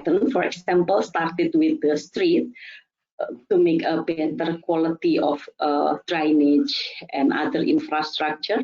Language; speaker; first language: English; non-native, fluent; Indonesian